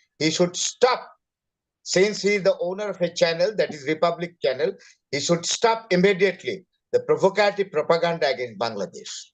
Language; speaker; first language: English; non-native, local second language; Bangla